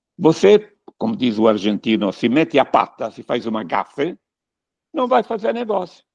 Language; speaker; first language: Portuguese; non-native, fluent; Italian